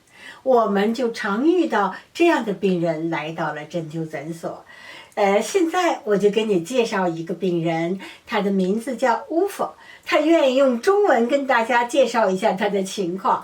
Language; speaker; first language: Chinese; native; Chinese